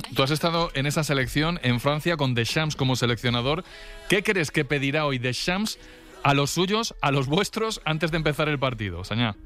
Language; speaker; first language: Spanish; native; Spanish